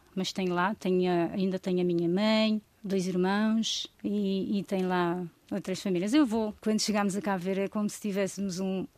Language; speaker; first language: Portuguese; non-native, local second language; Kabuverdianu